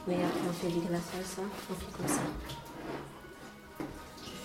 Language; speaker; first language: French; non-native, learner; Arabic